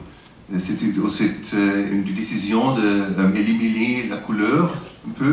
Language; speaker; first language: French; non-native, fluent; German